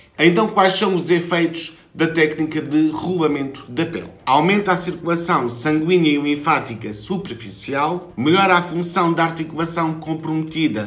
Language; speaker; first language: Portuguese; native; Portuguese